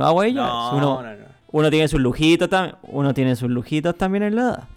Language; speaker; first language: Spanish; native; Spanish